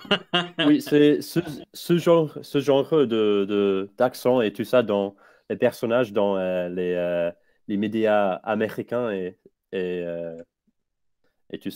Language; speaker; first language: French; non-native, fluent; English